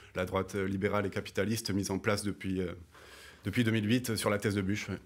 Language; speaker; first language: French; native; French